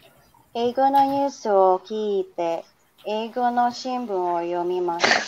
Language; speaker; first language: Japanese; non-native, learner; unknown